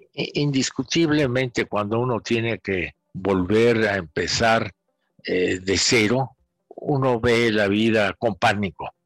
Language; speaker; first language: Spanish; native; Spanish